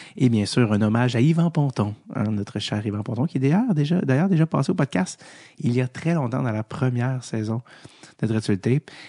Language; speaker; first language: French; native; French